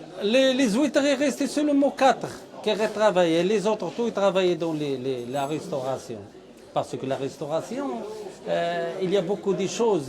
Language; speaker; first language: French; non-native, learner; Arabic